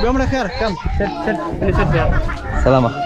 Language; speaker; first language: English; non-native, learner; Polish